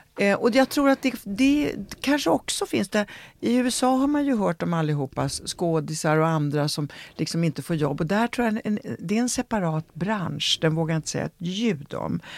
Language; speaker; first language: Swedish; early bilingual, other home language; Italian